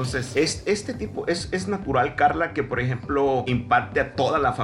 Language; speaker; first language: Spanish; native; Spanish